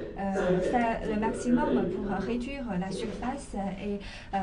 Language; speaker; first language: French; non-native, fluent; Chinese